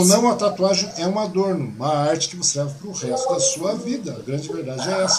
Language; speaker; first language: Portuguese; native; Portuguese